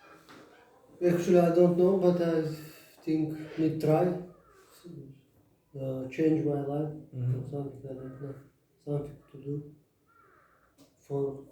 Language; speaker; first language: English; non-native, learner; Turkish